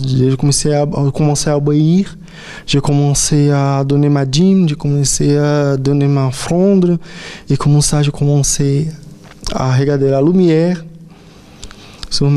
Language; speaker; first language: French; non-native, fluent; Portuguese